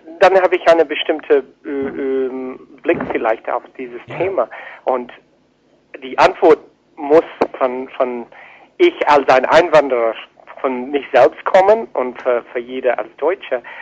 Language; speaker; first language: German; non-native, fluent; English